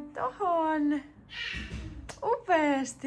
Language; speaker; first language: Finnish; native; Finnish